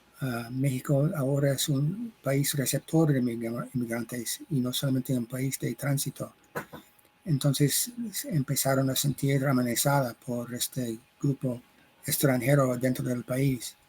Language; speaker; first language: Spanish; non-native, fluent; English